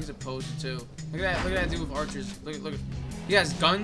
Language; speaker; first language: English; native; English